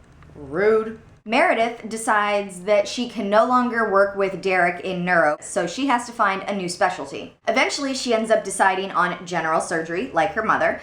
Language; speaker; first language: English; native; English